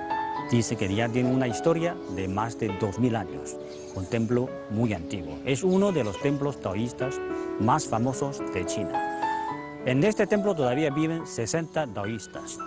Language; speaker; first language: Spanish; non-native, fluent; Chinese